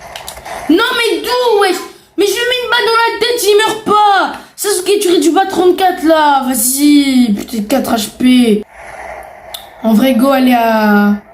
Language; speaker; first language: French; native; French